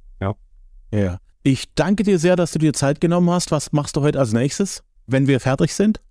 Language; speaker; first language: German; native; German